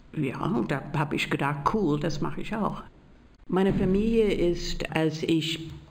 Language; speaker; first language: German; native; German